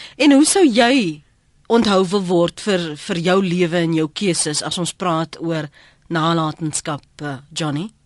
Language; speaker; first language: Afrikaans; native; Afrikaans